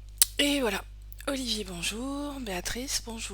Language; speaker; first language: French; native; French